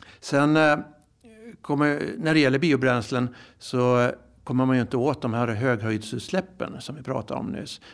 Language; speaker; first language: Swedish; native; Swedish